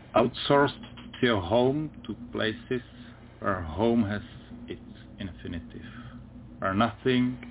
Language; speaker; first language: English; non-native, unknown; Czech